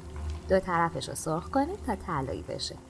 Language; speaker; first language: Persian; native; Persian